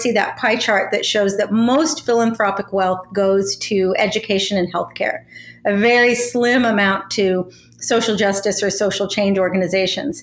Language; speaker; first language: English; native; English